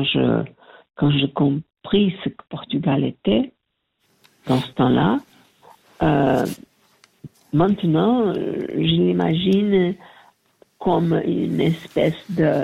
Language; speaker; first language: French; non-native, learner; Portuguese